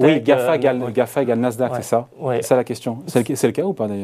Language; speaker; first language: French; native; French